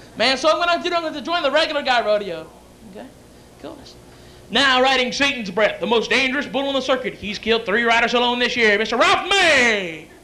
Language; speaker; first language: English; native; English